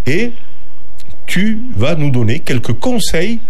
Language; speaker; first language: French; native; French